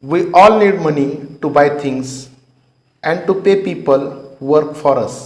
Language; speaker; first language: English; non-native, local second language; Marathi